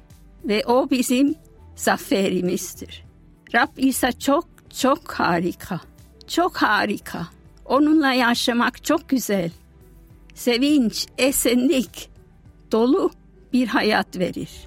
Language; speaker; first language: Turkish; non-native, fluent; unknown